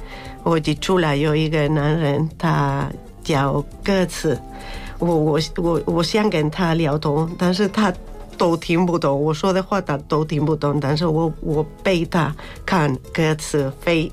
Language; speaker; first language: Chinese; non-native, fluent; Spanish